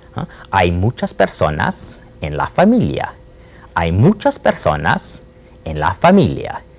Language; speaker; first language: Spanish; non-native, fluent; English